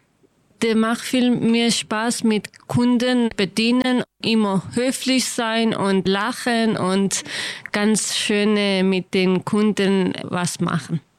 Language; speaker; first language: German; non-native, learner; Kurdish